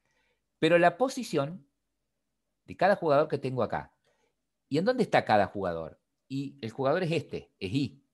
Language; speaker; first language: Spanish; native; Spanish